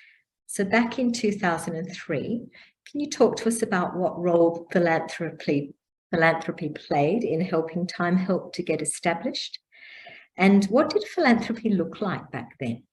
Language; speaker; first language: English; native; English